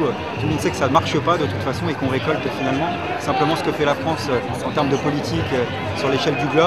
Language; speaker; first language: French; native; French